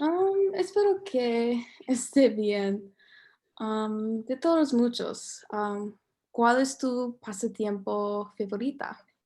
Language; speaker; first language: Spanish; non-native, learner; English